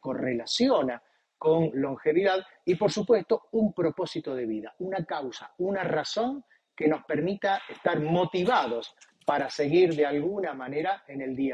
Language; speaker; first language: Spanish; native; Spanish